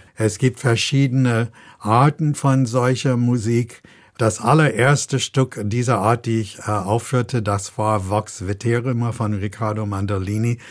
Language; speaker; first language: German; non-native, fluent; English